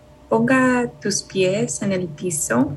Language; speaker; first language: Spanish; early bilingual, heritage; Spanish